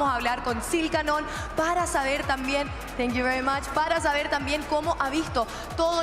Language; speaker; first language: Spanish; native; Spanish